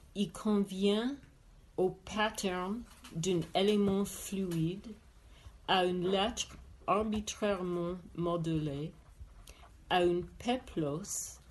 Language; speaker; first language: French; non-native, fluent; English